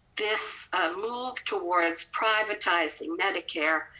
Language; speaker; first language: English; native; English